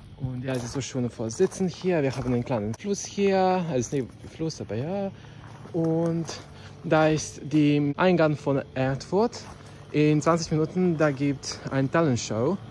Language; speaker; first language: German; non-native, learner; Serbian